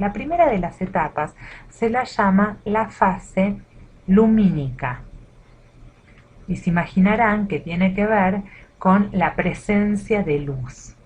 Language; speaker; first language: Spanish; native; Spanish